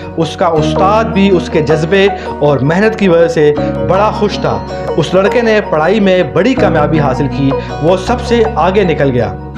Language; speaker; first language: Urdu; native; Urdu